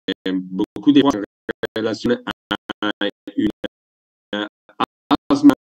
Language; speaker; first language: French; non-native, learner; Italian